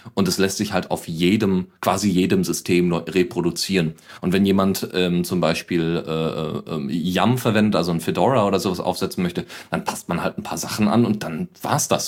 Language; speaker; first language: German; native; German